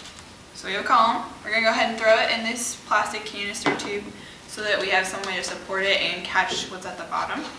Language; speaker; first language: English; native; English